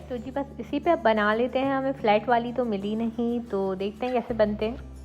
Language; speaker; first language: Urdu; native; Urdu